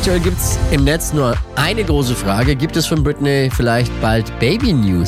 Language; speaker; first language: German; native; German